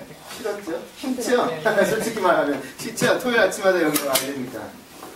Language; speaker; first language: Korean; early bilingual, heritage; Korean